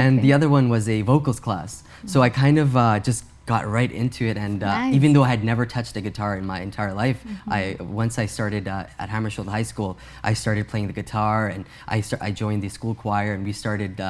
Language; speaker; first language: English; early bilingual, other home language; Urdu